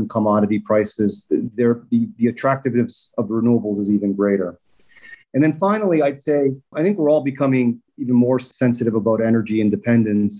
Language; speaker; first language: English; native; English